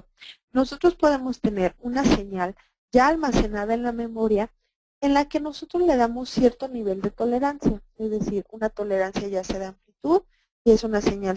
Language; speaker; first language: Spanish; native; Spanish